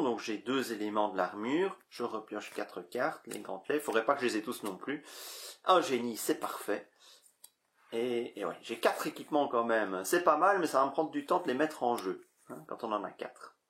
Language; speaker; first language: French; native; French